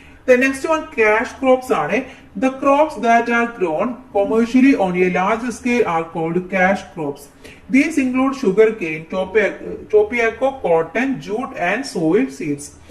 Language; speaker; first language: English; non-native, local second language; Malayalam